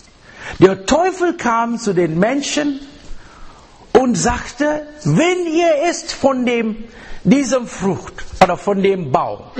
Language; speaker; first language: German; non-native, fluent; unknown